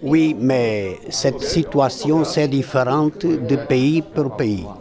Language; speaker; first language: French; non-native, learner; Portuguese